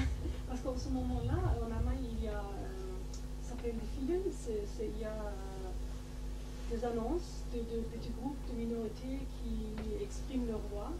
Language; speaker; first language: French; non-native, fluent; German